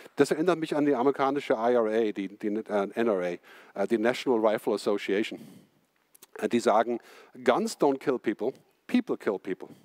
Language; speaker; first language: German; native; German